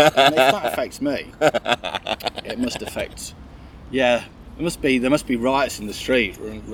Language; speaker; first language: English; native; English